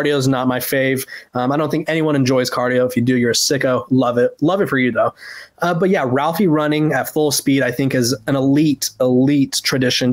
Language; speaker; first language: English; native; English